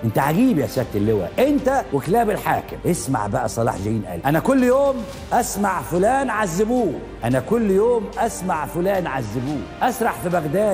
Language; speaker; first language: Arabic; native; Arabic